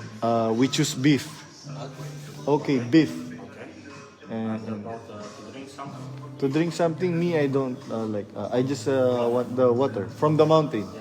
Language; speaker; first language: English; non-native, learner; Filipino